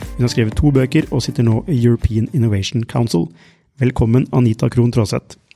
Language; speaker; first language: Norwegian; native; Norwegian